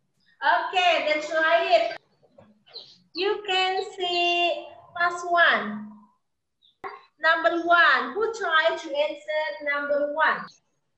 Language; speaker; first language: English; non-native, learner; Indonesian